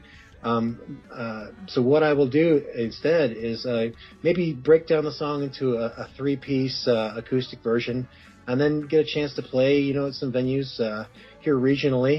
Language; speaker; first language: English; native; English